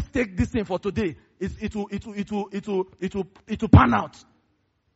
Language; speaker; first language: English; non-native, local second language; Yoruba